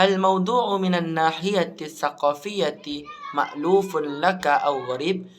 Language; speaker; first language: Arabic; non-native, learner; Indonesian